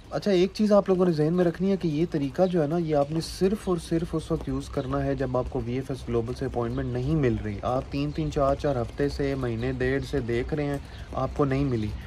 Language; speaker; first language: Urdu; native; Urdu